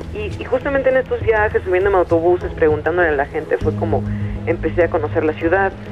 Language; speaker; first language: Spanish; native; Spanish